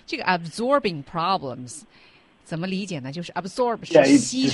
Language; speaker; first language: Chinese; native; Chinese